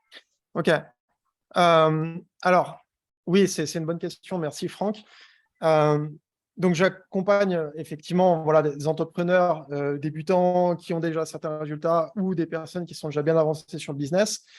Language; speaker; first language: French; native; French